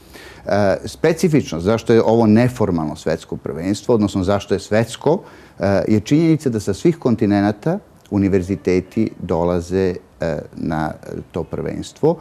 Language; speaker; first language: Bosnian; native; Bosnian